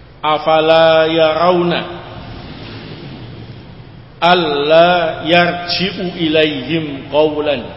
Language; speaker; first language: Arabic; non-native, learner; Indonesian